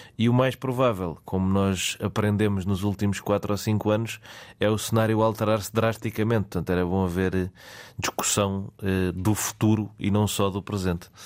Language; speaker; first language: Portuguese; native; Portuguese